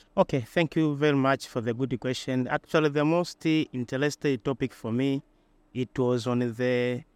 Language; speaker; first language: English; non-native, local second language; Swahili